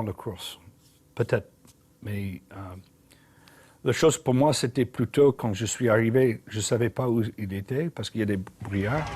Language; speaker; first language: French; non-native, learner; English